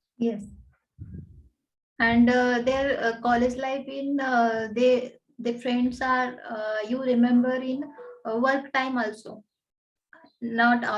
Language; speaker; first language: English; non-native, learner; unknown